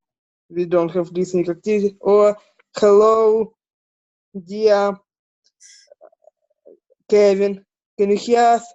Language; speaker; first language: English; non-native, learner; Ukrainian